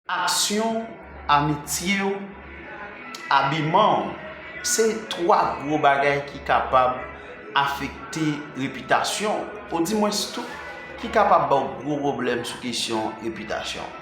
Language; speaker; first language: French; non-native, learner; Haitian Creole